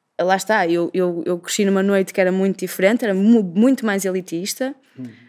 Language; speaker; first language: Portuguese; native; Portuguese